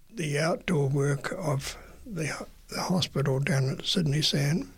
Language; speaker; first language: English; native; English